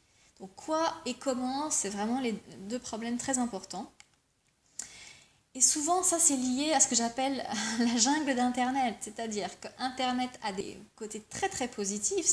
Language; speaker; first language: French; native; French